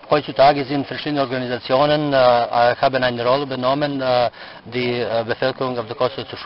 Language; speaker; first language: German; non-native, fluent; Serbian